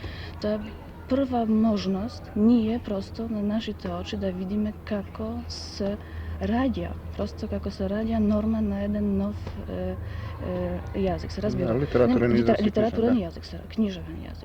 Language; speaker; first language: Macedonian; non-native, fluent; Polish